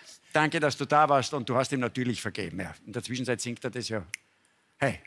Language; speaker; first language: German; native; German